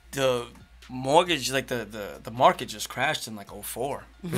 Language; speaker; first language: English; native; English